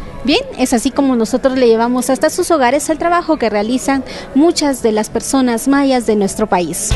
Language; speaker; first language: Spanish; native; Spanish